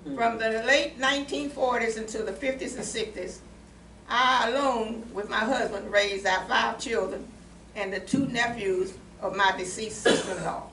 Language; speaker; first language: English; native; English